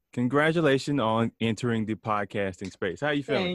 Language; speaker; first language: English; native; English